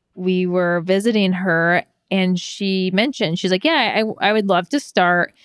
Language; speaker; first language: English; native; English